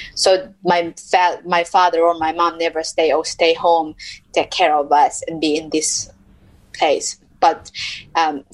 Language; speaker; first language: English; non-native, local second language; Mizo